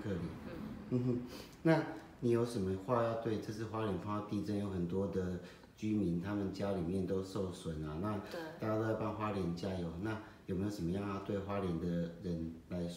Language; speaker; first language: Chinese; native; Chinese